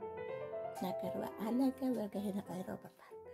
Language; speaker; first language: German; non-native, learner; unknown